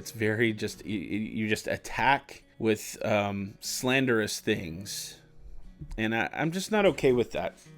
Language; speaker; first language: English; native; English